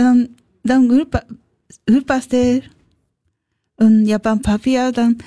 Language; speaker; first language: German; non-native, learner; Japanese